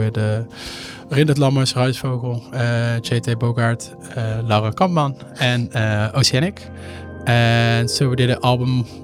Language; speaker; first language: English; non-native, fluent; Dutch